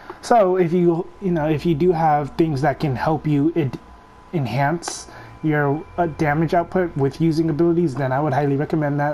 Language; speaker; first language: English; native; English